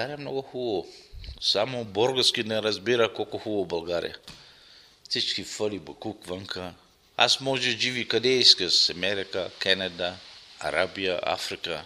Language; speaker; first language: Bulgarian; non-native, local second language; Arabic